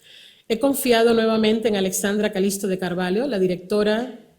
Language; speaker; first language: Spanish; native; Spanish